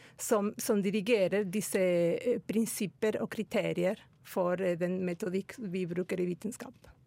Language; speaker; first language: Norwegian; non-native, fluent; Spanish